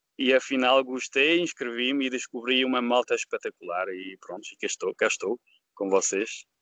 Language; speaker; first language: Portuguese; early bilingual, heritage; Portuguese